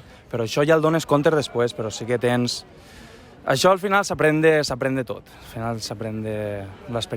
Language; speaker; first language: Catalan; native; Catalan